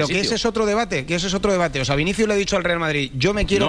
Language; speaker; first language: Spanish; native; Spanish